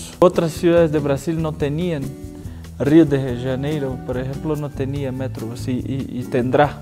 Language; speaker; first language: Spanish; non-native, fluent; Portuguese